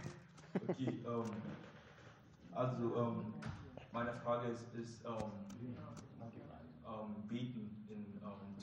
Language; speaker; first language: German; non-native, learner; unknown